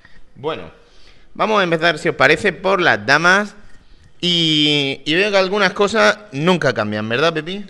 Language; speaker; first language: Spanish; native; Spanish